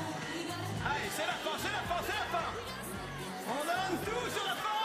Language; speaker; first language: French; native; French